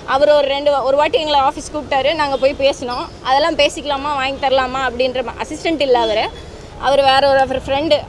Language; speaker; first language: Tamil; native; Tamil